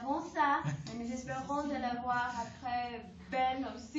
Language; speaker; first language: French; non-native, learner; Spanish